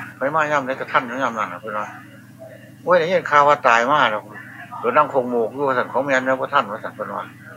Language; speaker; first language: Thai; native; Thai